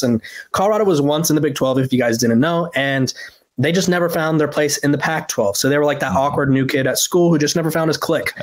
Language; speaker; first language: English; native; English